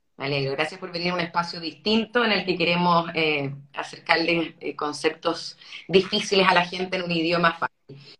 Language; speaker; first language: Spanish; native; Spanish